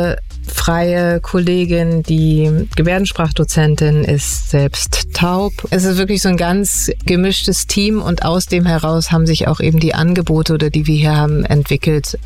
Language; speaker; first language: German; native; German